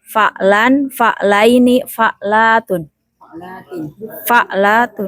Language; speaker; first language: Arabic; non-native, learner; Indonesian